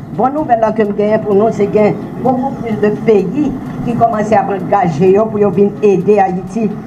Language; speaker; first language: French; non-native, fluent; Swahili